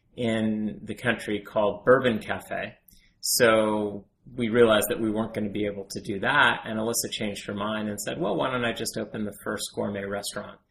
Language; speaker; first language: English; native; English